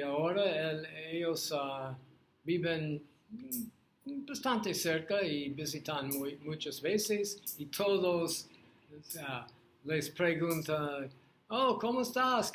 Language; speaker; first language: Spanish; non-native, learner; English